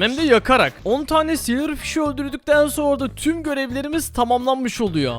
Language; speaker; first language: Turkish; native; Turkish